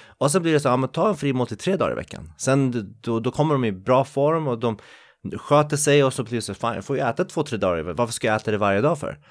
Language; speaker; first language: Swedish; early bilingual, other home language; Kurdish